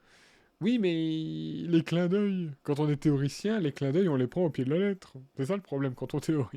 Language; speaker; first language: French; native; French